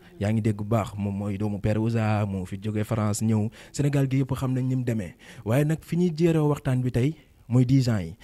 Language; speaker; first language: Wolof; native; Wolof